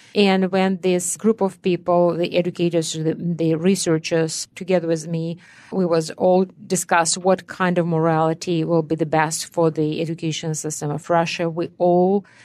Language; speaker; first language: English; non-native, fluent; Russian